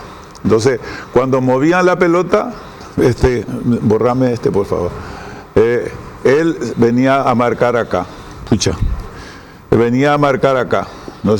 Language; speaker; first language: Spanish; native; Spanish